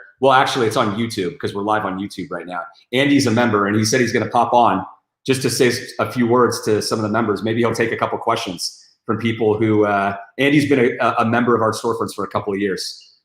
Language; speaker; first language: English; native; English